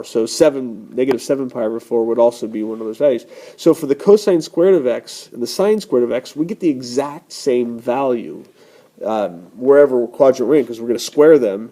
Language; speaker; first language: English; native; English